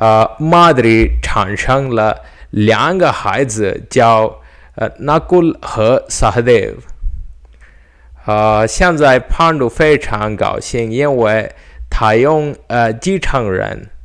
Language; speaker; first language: Chinese; non-native, learner; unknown